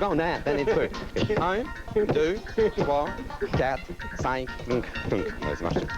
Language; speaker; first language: French; native; French